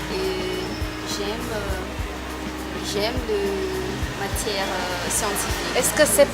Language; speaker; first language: French; non-native, learner; Malagasy